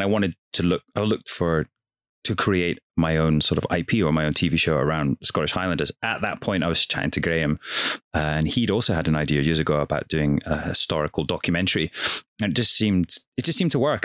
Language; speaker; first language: English; native; English